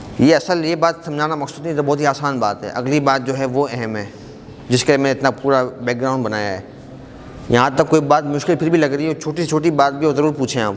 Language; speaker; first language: Urdu; native; Urdu